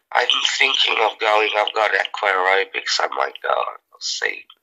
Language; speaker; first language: English; early bilingual, other home language; Serbian